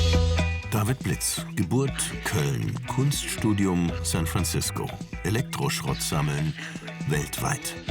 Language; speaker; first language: German; native; German